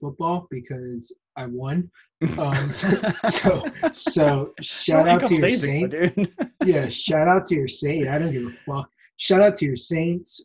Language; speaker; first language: English; native; English